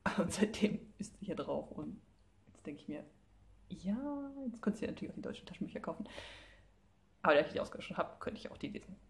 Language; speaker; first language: German; native; German